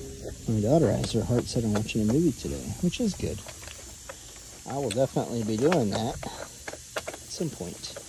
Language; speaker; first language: English; native; English